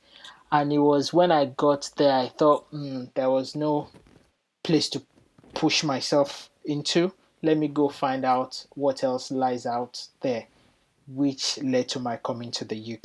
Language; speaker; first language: English; non-native, local second language; Yoruba